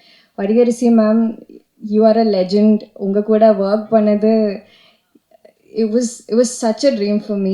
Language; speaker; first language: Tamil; non-native, fluent; Malayalam